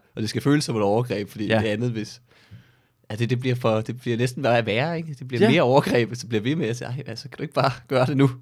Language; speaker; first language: Danish; native; Danish